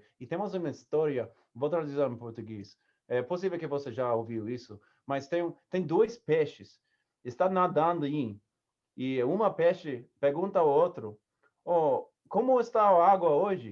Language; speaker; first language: Portuguese; non-native, learner; English